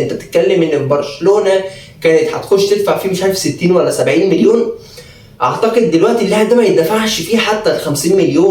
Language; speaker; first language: Arabic; native; Arabic